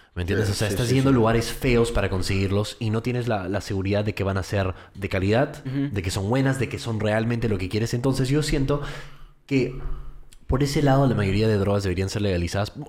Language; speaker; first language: Spanish; early bilingual, heritage; Spanish